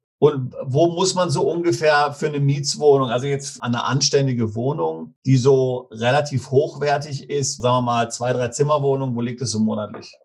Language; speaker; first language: German; native; German